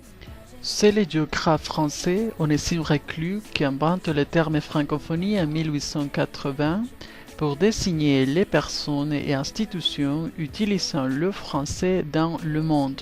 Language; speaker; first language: French; non-native, learner; Spanish